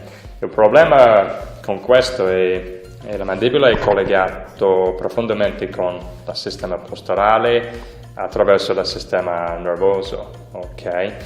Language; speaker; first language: Italian; non-native, learner; English